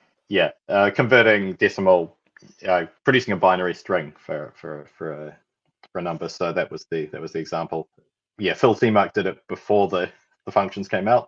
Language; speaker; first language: English; native; English